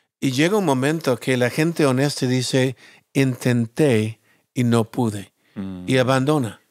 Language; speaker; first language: Spanish; non-native, fluent; English